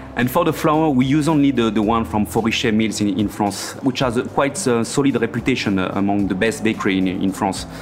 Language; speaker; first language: English; non-native, fluent; French